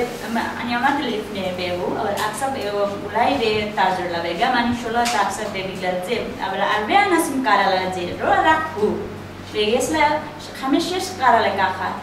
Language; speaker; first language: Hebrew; non-native, learner; Nepali